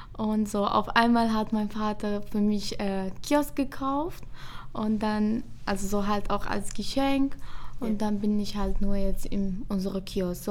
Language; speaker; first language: German; non-native, fluent; Arabic